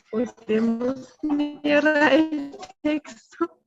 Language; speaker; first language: Spanish; non-native, fluent; German